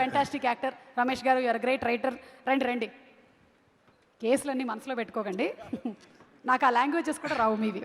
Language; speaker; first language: Telugu; native; Telugu